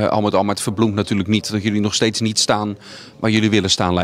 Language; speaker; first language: Dutch; native; Dutch